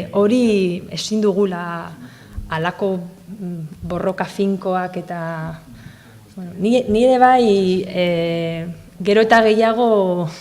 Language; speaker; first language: Basque; non-native, local second language; Spanish